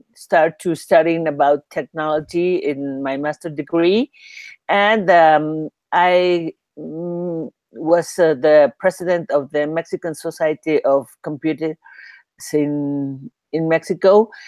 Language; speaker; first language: English; non-native, learner; Spanish